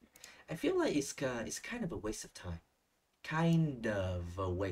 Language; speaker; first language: English; non-native, fluent; Vietnamese